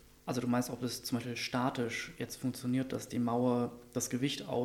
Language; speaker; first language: German; native; German